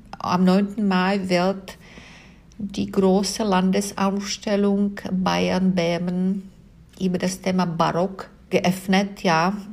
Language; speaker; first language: German; non-native, fluent; Czech